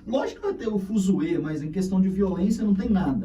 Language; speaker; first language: Portuguese; native; Portuguese